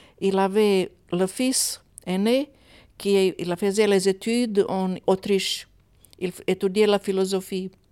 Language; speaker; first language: French; non-native, fluent; Croatian